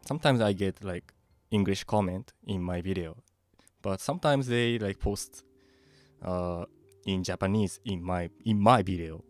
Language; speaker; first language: English; non-native, fluent; Japanese